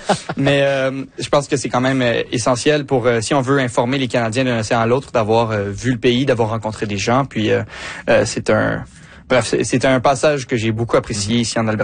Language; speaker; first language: French; native; French